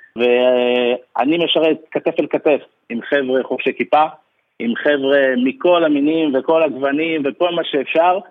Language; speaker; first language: Hebrew; early bilingual, other home language; Russian